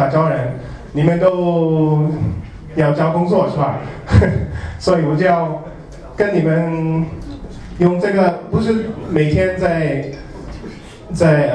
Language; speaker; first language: Chinese; non-native, learner; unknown